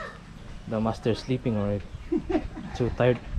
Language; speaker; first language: English; non-native, learner; Filipino